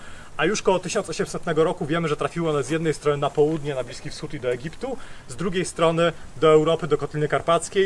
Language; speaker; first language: Polish; native; Polish